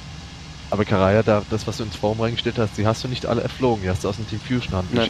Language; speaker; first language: German; native; German